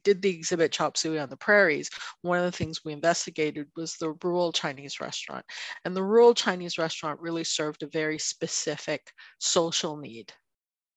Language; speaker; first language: English; non-native, fluent; Chinese